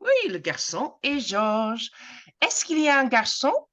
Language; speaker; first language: French; non-native, fluent; English